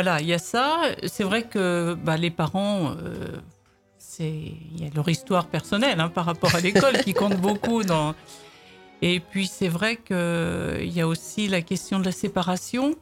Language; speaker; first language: French; native; French